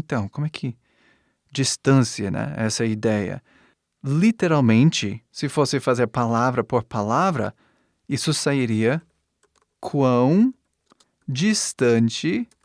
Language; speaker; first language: Portuguese; non-native, fluent; English